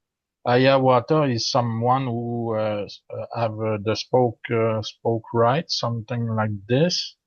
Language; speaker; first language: English; non-native, learner; French